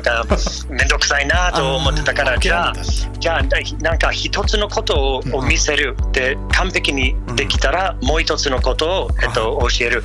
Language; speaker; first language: Japanese; non-native, learner; English